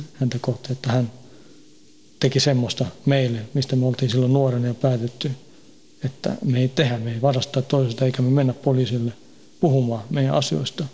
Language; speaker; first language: Finnish; early bilingual, heritage; Finnish